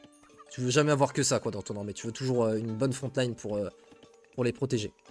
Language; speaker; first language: French; native; French